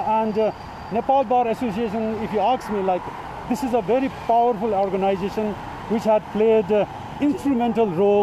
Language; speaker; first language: English; non-native, local second language; Nepali